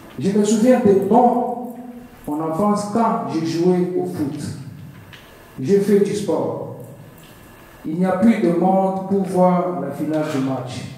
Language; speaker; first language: French; non-native, learner; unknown